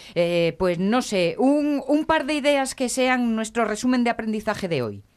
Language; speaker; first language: Spanish; native; Spanish